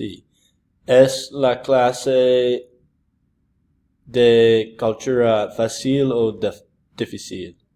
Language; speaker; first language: Spanish; non-native, learner; English